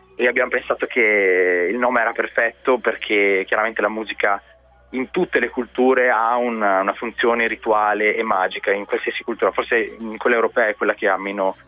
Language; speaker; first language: Italian; native; Italian